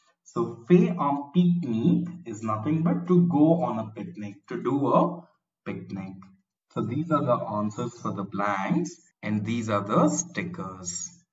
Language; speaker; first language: English; non-native, local second language; Tamil